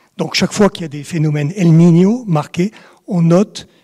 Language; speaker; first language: French; native; French